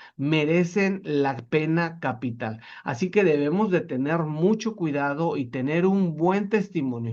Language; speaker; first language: Spanish; native; Spanish